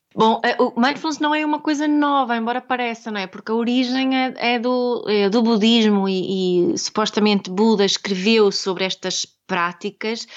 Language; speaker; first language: Portuguese; non-native, fluent; Swedish